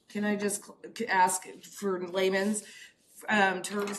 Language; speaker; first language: English; native; English